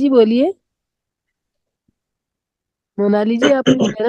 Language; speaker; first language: Hindi; native; Hindi